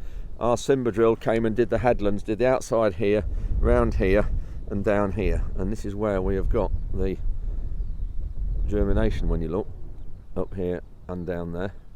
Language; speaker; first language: English; native; English